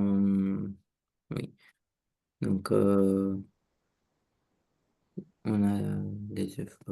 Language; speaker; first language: French; non-native, learner; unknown